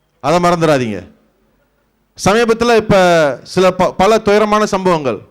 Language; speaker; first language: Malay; non-native, local second language; Tamil